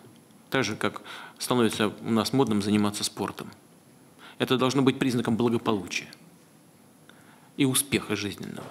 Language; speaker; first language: Russian; native; Russian